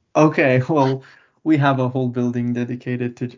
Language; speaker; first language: English; non-native, fluent; Lithuanian